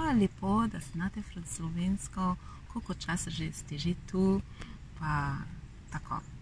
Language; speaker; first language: Slovenian; non-native, fluent; Malagasy